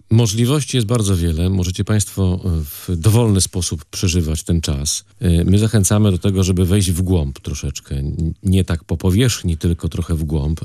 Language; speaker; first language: Polish; native; Polish